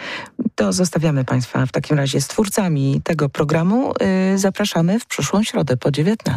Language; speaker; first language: Polish; native; Polish